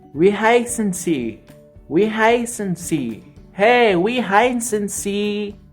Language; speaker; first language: German; non-native, learner; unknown